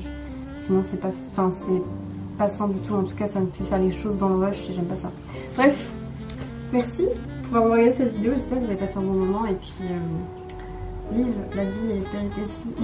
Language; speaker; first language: French; native; French